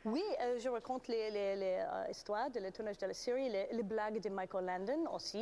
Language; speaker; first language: French; non-native, learner; English